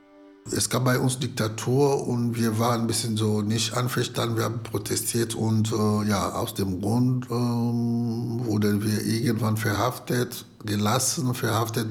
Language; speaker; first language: German; non-native, fluent; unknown